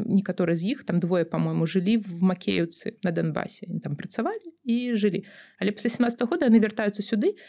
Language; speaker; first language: Belarusian; non-native, local second language; Russian